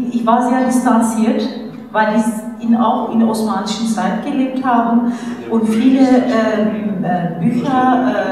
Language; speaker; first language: German; non-native, fluent; Turkish